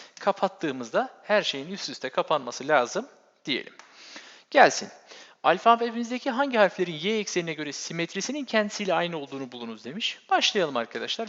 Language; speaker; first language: Turkish; native; Turkish